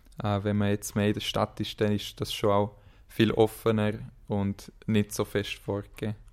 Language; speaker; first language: German; native; German